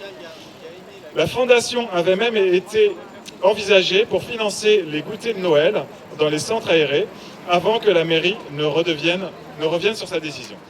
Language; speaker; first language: French; native; French